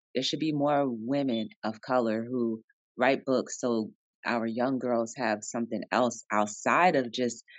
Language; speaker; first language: English; native; English